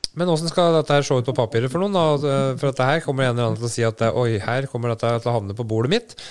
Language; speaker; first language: Norwegian; native; Norwegian